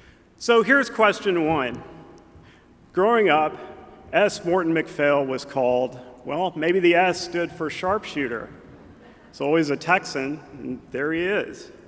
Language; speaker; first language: English; native; English